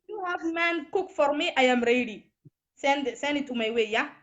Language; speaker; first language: English; non-native, learner; Somali